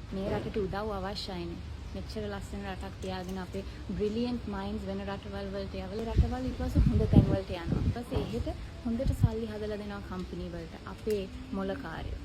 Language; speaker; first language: Sinhala; early bilingual, heritage; Sinhala